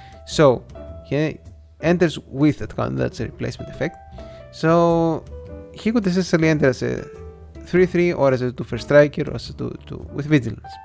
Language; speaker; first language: English; non-native, fluent; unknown